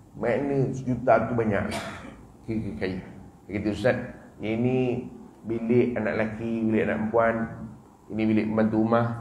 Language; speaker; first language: Malay; native; Malay